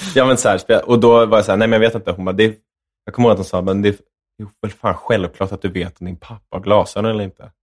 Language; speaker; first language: Swedish; native; Swedish